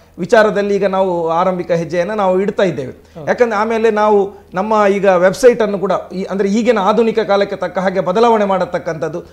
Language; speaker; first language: Kannada; non-native, local second language; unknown